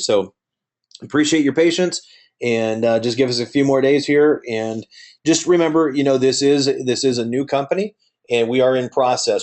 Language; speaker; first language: English; native; English